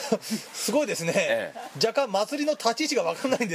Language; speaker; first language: Japanese; native; Japanese